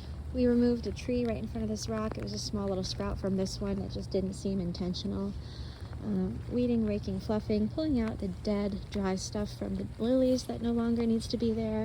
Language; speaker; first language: English; native; English